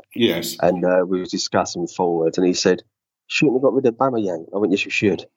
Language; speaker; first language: English; native; English